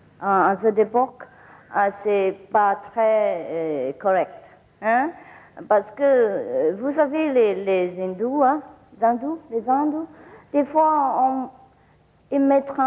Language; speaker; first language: French; non-native, learner; Vietnamese